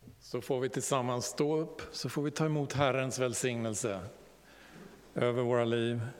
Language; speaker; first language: Swedish; native; Swedish